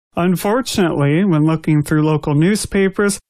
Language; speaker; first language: English; native; English